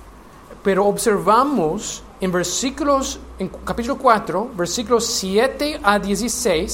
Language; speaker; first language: Spanish; non-native, learner; English